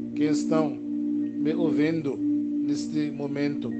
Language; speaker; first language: Portuguese; non-native, learner; Haitian Creole